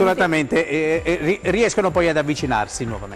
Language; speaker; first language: Italian; native; Italian